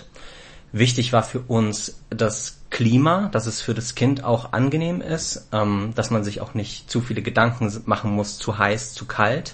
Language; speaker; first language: German; native; German